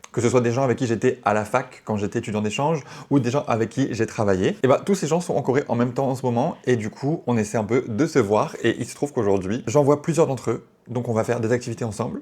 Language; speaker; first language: French; native; French